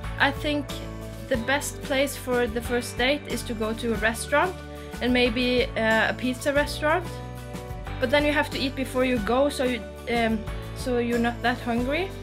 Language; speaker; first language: English; non-native, fluent; Norwegian